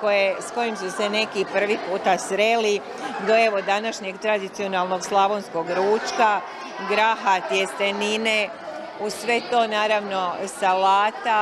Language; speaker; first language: Croatian; native; Croatian